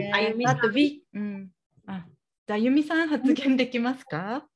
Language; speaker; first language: Japanese; native; Japanese